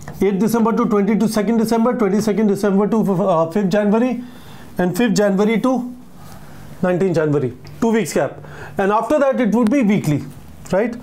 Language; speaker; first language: English; non-native, local second language; Hindi